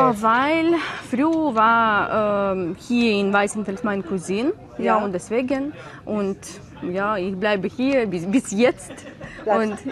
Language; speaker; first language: German; non-native, learner; Ukrainian